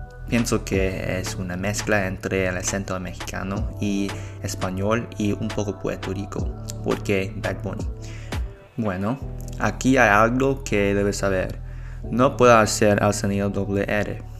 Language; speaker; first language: Spanish; non-native, learner; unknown